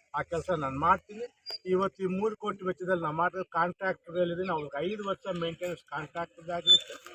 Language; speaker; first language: Kannada; non-native, local second language; Telugu